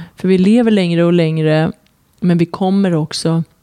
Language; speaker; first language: Swedish; early bilingual, other home language; Persian